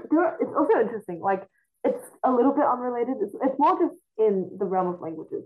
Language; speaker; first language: English; non-native, fluent; Chinese